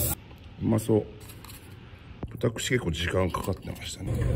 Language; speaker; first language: Japanese; native; Japanese